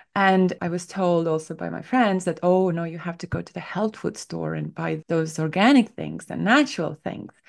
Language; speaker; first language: English; non-native, fluent; Estonian